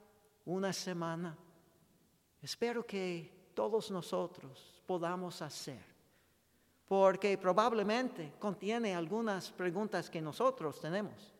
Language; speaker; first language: Spanish; non-native, fluent; English